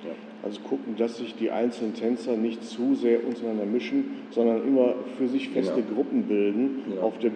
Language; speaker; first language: German; native; German